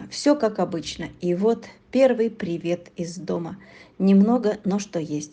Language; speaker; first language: Russian; native; Russian